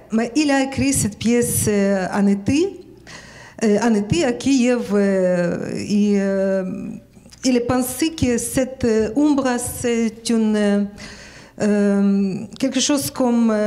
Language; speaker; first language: French; non-native, learner; Ukrainian